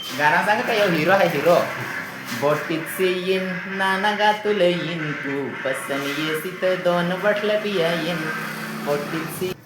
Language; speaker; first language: Marathi; non-native, local second language; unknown